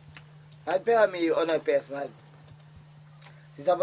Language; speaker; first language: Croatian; non-native, local second language; Romany